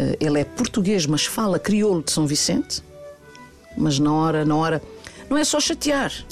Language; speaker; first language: Portuguese; non-native, local second language; Kabuverdianu